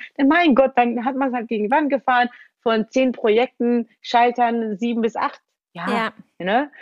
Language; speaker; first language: German; early bilingual, other home language; Georgian